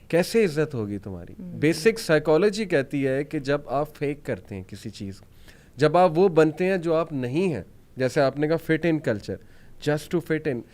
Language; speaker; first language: Urdu; native; Urdu